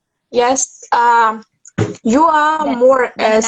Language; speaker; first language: English; non-native, learner; Russian